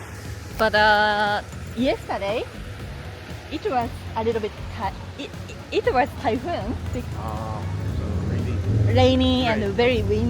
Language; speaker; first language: English; non-native, learner; Japanese